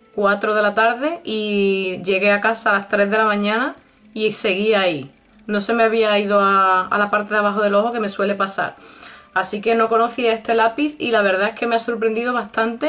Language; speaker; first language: Spanish; native; Spanish